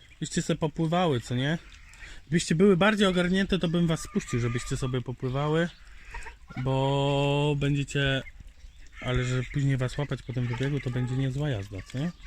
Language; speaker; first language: Polish; native; Polish